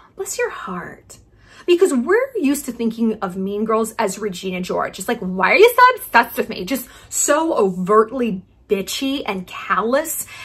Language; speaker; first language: English; native; English